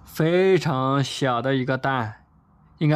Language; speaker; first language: Chinese; native; Chinese